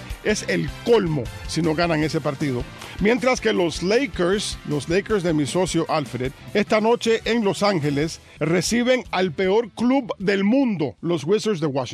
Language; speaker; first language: Spanish; native; Spanish